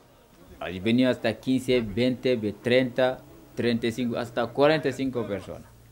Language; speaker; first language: Spanish; non-native, learner; Wolof